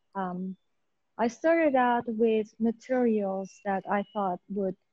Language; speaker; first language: English; native; English